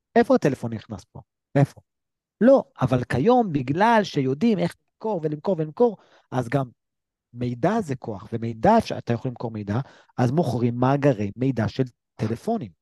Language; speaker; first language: Hebrew; native; Hebrew